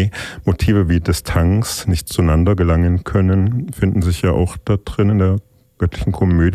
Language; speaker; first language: German; native; German